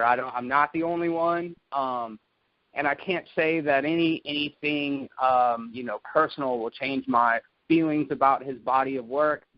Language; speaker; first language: English; native; English